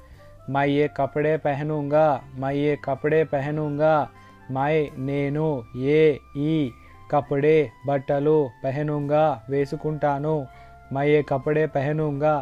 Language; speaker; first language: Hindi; non-native, local second language; Telugu